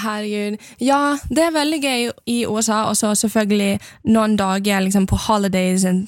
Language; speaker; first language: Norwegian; non-native, learner; English